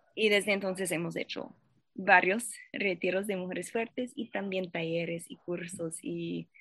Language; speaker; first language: Spanish; non-native, fluent; English